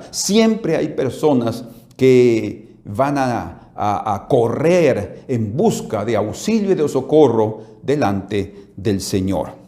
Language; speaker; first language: Spanish; native; Spanish